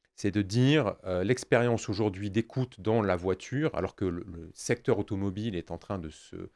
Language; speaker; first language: French; native; French